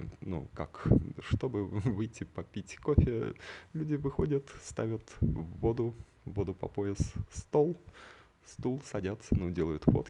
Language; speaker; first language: Russian; native; Russian